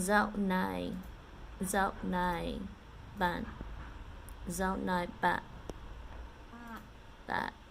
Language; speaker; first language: Vietnamese; non-native, learner; English